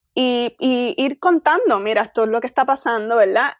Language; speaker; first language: Spanish; native; Spanish